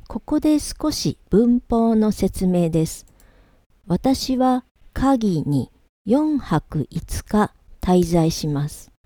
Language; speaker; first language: Japanese; native; Japanese